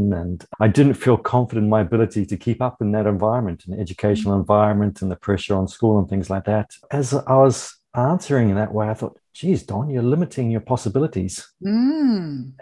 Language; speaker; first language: English; native; English